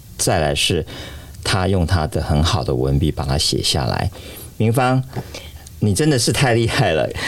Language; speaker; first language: Chinese; native; Chinese